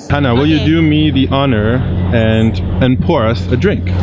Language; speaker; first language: English; non-native, fluent; German